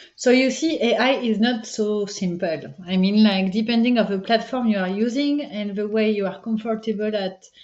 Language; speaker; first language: English; non-native, fluent; French